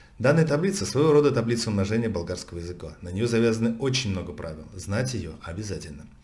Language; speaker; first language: Russian; native; Russian